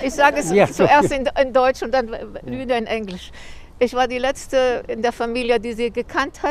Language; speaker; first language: German; early bilingual, heritage; German